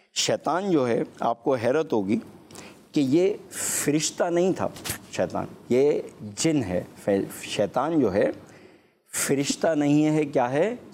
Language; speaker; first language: Urdu; non-native, local second language; Memoni